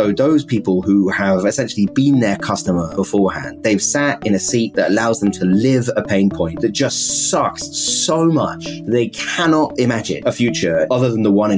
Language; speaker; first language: English; native; English